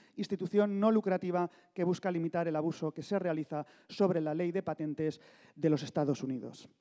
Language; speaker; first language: Spanish; non-native, local second language; Basque